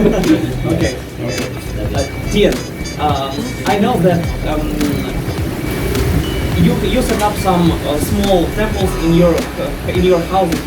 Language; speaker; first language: English; non-native, learner; Russian